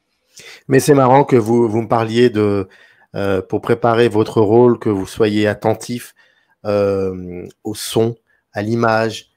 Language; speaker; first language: French; native; French